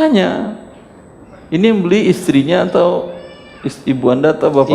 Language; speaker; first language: Indonesian; native; Indonesian